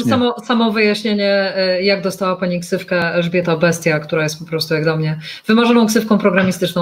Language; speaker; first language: Polish; native; Polish